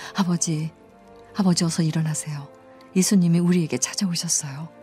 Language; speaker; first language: Korean; non-native, fluent; Persian